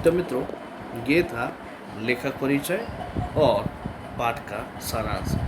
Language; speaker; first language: Hindi; non-native, local second language; Gujarati